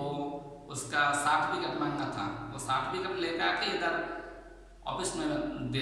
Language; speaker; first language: Hindi; non-native, learner; Bangla